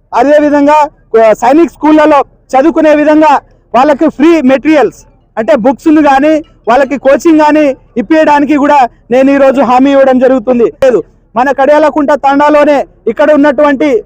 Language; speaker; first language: Telugu; native; Telugu